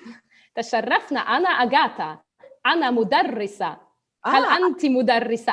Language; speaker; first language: Arabic; non-native, fluent; Polish